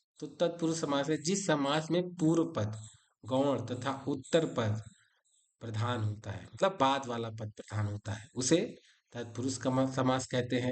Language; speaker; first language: Hindi; native; Hindi